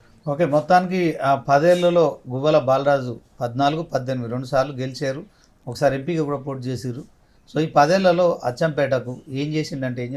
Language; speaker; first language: Telugu; native; Telugu